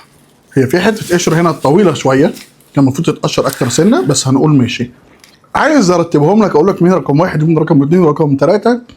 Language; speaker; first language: Arabic; native; Arabic